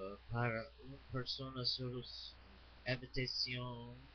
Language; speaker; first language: Spanish; non-native, learner; English